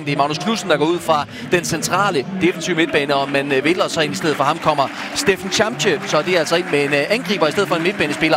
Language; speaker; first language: Danish; native; Danish